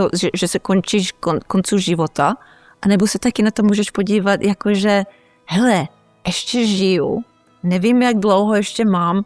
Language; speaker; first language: Czech; early bilingual, heritage; Czech